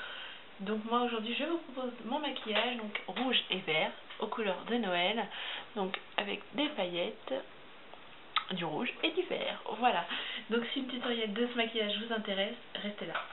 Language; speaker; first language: French; native; French